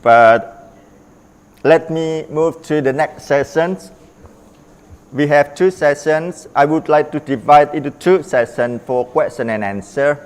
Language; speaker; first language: English; non-native, learner; Indonesian